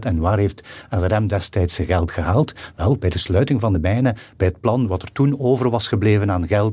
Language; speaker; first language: Dutch; native; Dutch